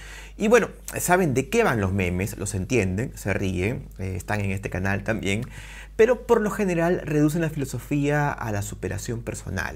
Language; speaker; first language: Spanish; native; Spanish